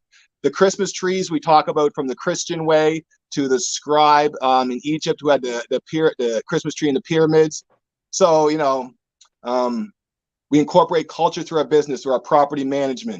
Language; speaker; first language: English; native; English